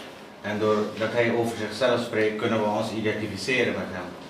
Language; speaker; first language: Dutch; native; Dutch